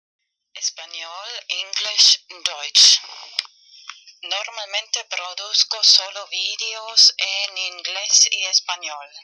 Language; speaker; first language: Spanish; non-native, fluent; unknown